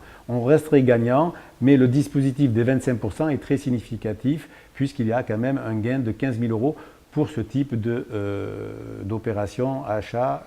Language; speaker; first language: French; native; French